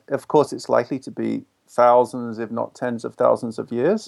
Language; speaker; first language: English; native; English